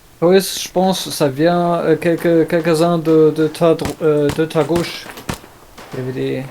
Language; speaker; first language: French; non-native, learner; German